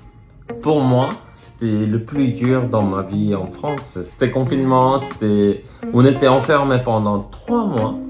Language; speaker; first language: French; non-native, learner; Korean